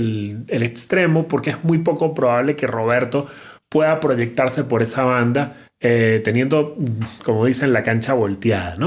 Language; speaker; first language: Spanish; native; Spanish